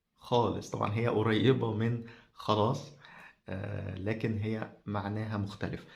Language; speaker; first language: Arabic; native; Arabic